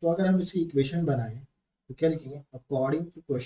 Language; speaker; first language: Hindi; native; Hindi